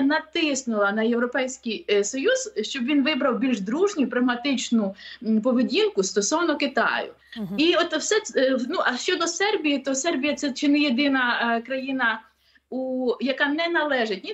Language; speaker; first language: Ukrainian; native; Ukrainian